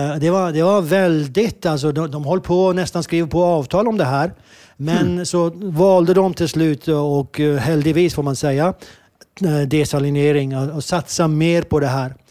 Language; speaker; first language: Swedish; non-native, fluent; Hebrew